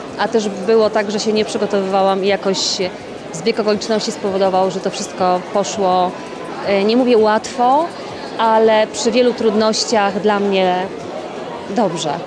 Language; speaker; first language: Polish; native; Polish